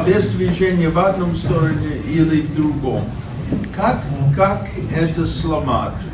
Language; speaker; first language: Russian; non-native, fluent; English